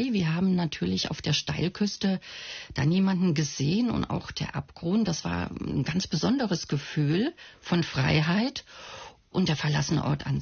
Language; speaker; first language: German; native; German